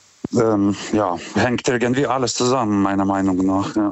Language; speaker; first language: German; native; German